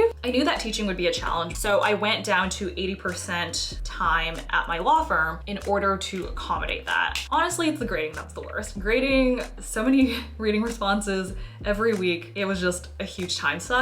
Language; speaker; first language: English; early bilingual, other home language; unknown